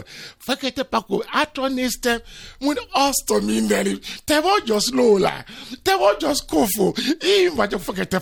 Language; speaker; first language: Hungarian; non-native, fluent; Yoruba